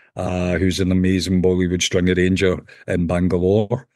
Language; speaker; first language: English; native; English